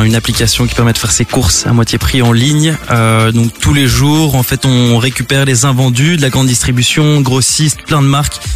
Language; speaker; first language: French; native; French